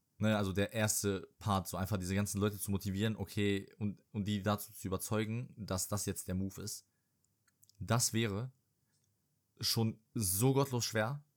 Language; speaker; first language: German; early bilingual, other home language; Serbian